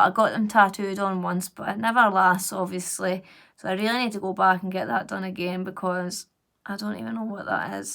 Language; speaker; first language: English; native; English